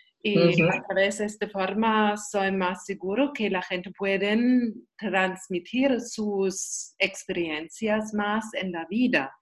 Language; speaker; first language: Spanish; non-native, learner; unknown